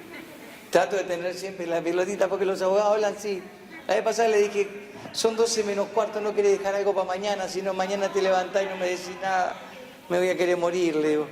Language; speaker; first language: Spanish; native; Spanish